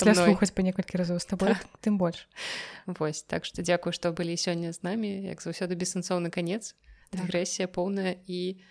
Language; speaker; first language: Belarusian; non-native, local second language; Russian